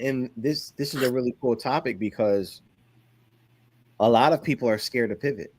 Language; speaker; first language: English; native; English